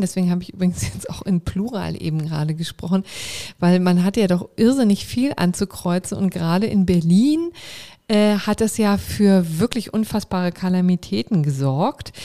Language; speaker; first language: German; native; German